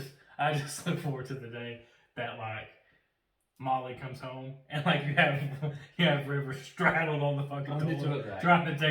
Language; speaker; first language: English; native; English